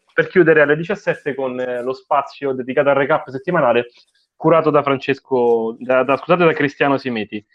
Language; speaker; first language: Italian; native; Italian